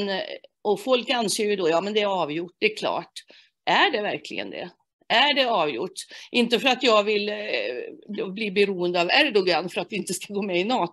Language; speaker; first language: Swedish; native; Swedish